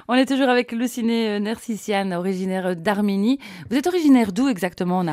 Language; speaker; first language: French; native; French